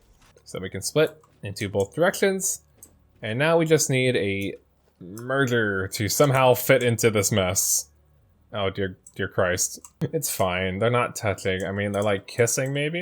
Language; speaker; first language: English; native; English